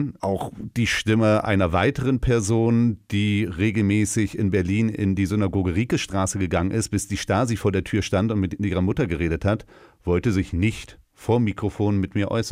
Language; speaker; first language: German; native; German